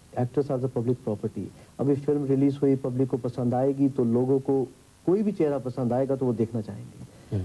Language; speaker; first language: Hindi; early bilingual, heritage; Hindi